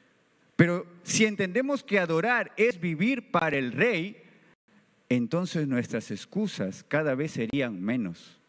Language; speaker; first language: Spanish; native; Spanish